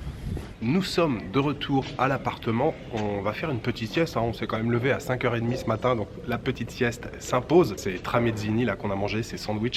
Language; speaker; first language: French; native; French